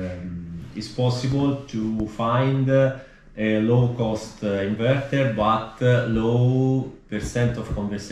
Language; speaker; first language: English; non-native, learner; Italian